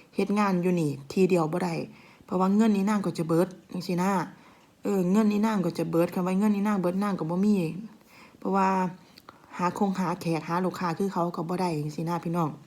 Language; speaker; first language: Thai; native; Thai